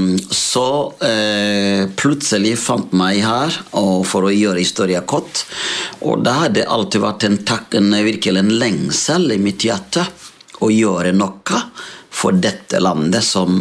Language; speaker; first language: Norwegian; non-native, fluent; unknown